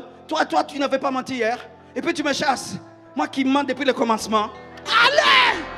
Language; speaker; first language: French; non-native, local second language; Lingala